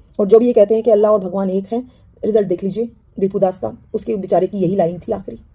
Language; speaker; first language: Hindi; native; Hindi